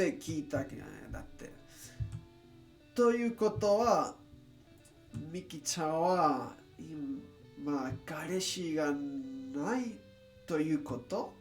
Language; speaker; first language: Japanese; non-native, learner; English